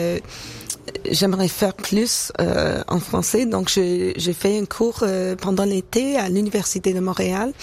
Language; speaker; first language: French; non-native, local second language; English